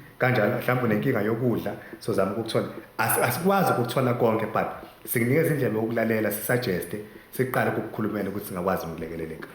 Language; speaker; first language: Zulu; native; Zulu